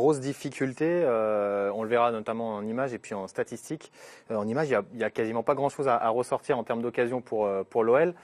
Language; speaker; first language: French; native; French